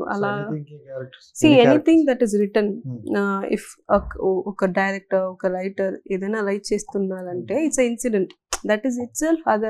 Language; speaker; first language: Telugu; non-native, learner; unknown